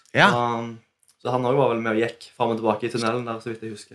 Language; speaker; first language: Norwegian; native; Norwegian